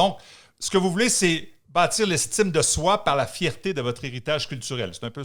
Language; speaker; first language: French; native; French